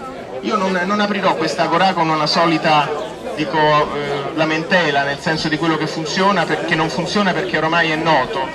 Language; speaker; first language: Italian; native; Italian